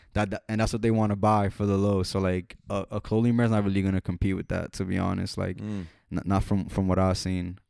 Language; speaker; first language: English; native; English